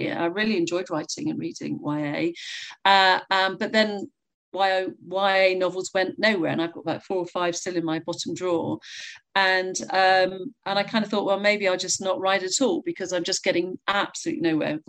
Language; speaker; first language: English; native; English